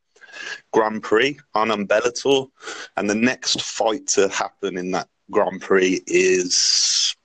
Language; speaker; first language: English; native; English